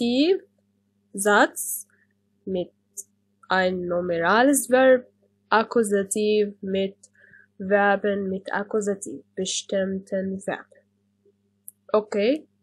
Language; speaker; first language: German; non-native, fluent; Arabic